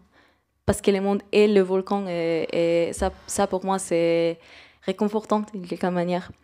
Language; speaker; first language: French; non-native, fluent; Spanish